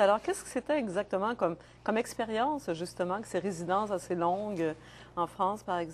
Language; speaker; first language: French; native; French